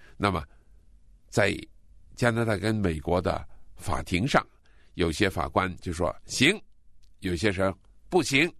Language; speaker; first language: Chinese; native; Chinese